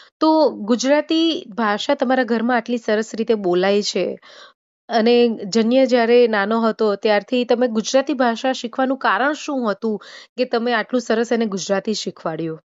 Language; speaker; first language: Gujarati; native; Gujarati